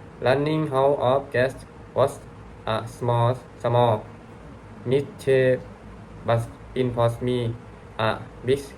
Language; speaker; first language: English; non-native, learner; Thai